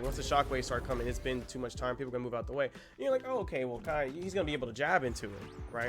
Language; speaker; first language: English; native; English